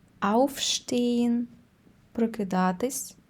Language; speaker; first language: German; non-native, fluent; Ukrainian